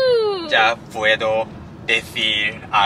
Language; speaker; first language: Spanish; non-native, learner; Japanese